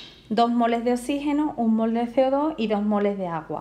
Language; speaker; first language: Spanish; native; Spanish